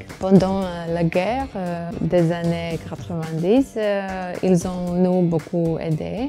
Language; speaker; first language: French; non-native, fluent; Croatian